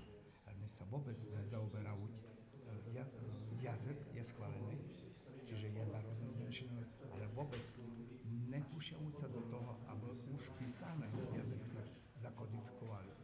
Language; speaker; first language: Slovak; non-native, local second language; Rusyn